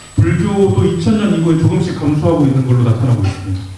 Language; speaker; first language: Korean; native; Korean